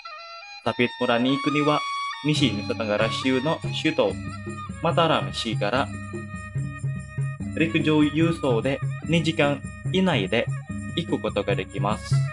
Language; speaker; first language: Japanese; non-native, fluent; Indonesian